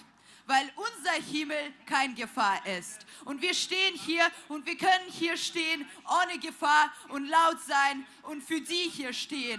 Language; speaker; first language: German; non-native, fluent; Ukrainian